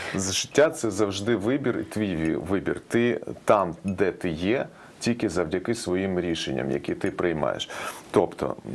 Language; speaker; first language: Ukrainian; non-native, local second language; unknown